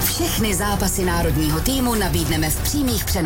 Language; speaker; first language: Czech; native; Czech